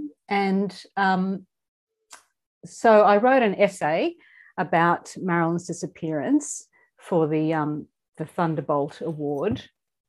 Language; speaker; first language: English; native; English